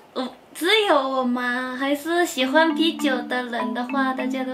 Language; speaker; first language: Chinese; non-native, learner; Japanese